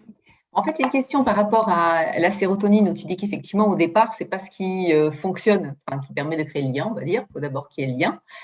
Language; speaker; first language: French; native; French